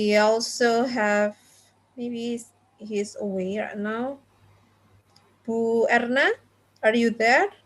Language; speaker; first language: English; non-native, fluent; Indonesian